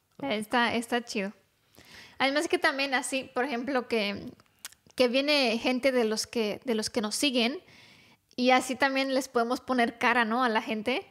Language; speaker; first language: Spanish; non-native, fluent; Romanian